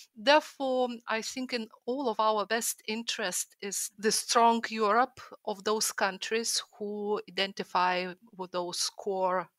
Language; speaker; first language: English; non-native, fluent; Lithuanian